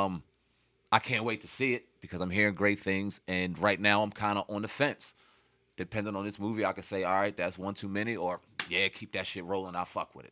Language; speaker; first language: English; native; English